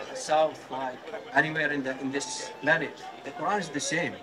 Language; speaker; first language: English; non-native, fluent; Arabic